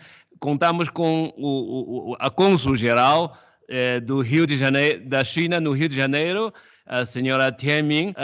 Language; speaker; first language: Portuguese; non-native, fluent; Chinese